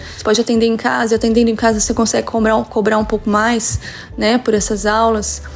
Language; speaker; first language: Portuguese; native; Portuguese